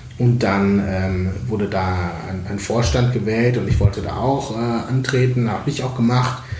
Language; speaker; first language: German; native; German